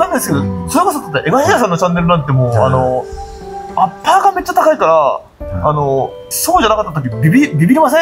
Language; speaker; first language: Japanese; native; Japanese